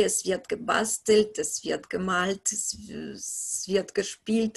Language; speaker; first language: German; non-native, fluent; Russian